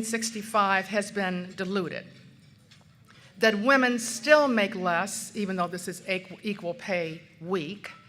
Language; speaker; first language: English; native; English